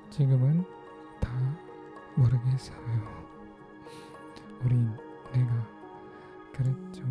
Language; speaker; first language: Korean; non-native, learner; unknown